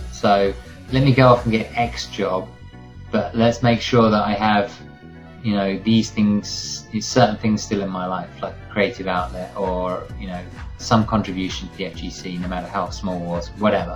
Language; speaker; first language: English; native; English